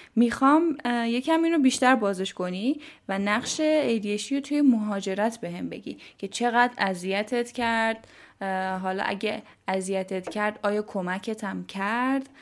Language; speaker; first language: Persian; native; Persian